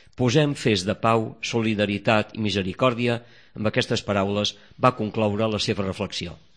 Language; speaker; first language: Catalan; native; Catalan